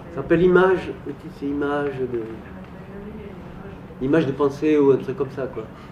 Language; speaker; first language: French; native; French